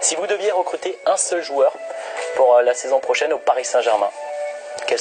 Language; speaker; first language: French; native; French